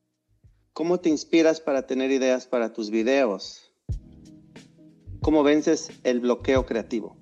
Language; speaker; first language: Spanish; non-native, fluent; English